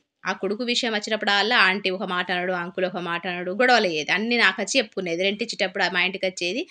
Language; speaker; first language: Telugu; native; Telugu